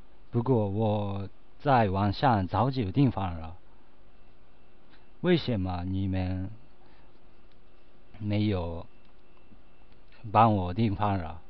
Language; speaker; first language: Chinese; non-native, learner; Japanese